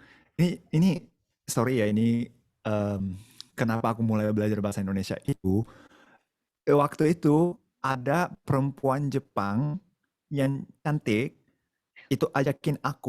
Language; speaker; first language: Indonesian; non-native, fluent; Japanese